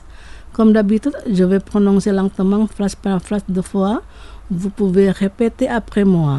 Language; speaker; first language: French; non-native, fluent; Indonesian